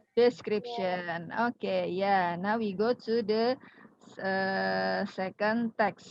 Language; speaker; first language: English; non-native, fluent; Indonesian